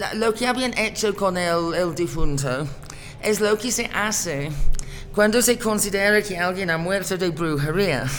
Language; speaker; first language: Spanish; non-native, fluent; English